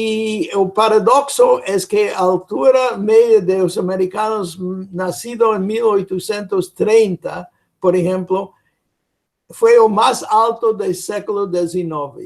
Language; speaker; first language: Spanish; non-native, fluent; English